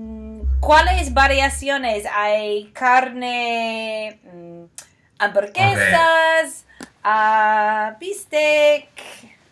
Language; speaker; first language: Spanish; non-native, fluent; English